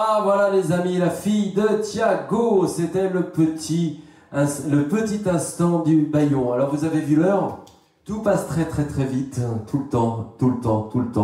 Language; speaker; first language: French; native; French